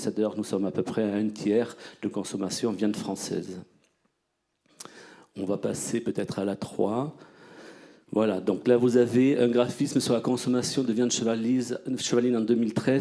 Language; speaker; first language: French; native; French